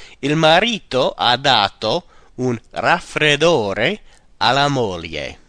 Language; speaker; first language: Italian; non-native, fluent; English